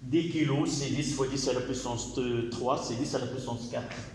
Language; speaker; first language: French; non-native, local second language; Arabic